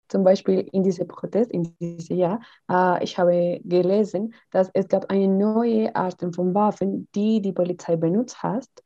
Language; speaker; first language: German; non-native, learner; Spanish